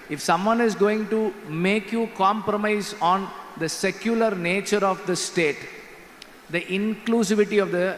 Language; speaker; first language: English; non-native, local second language; Tamil